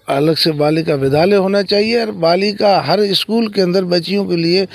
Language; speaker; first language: Hindi; native; Hindi